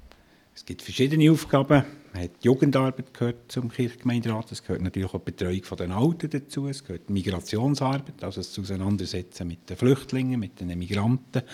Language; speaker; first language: German; native; German